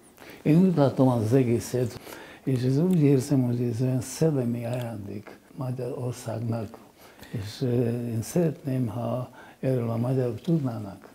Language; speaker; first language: Hungarian; non-native, fluent; Slovak